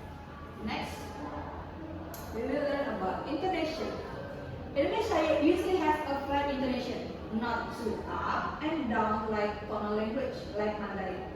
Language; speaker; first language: English; non-native, learner; Indonesian